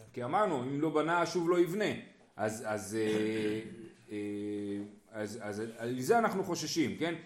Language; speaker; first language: Hebrew; native; Hebrew